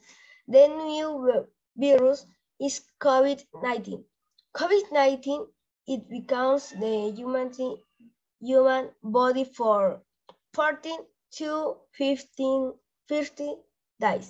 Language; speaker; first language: English; non-native, learner; Spanish